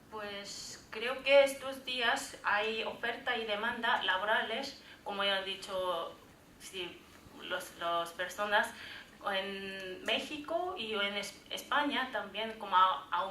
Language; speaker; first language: Spanish; non-native, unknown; Korean